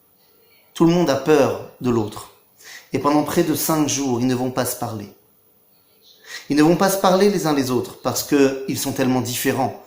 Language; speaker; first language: French; native; French